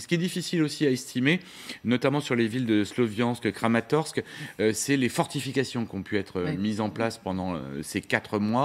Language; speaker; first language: French; native; French